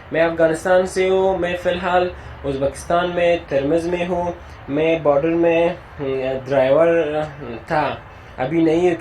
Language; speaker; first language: Hindi; non-native, learner; Persian